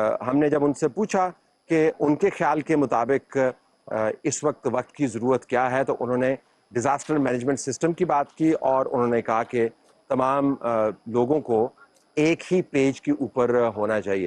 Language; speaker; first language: Urdu; native; Urdu